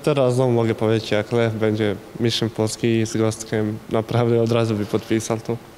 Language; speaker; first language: Polish; non-native, learner; Bosnian